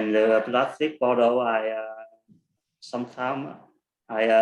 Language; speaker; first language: English; non-native, learner; Vietnamese